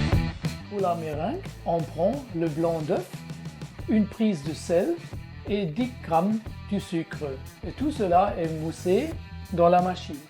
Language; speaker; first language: French; non-native, learner; German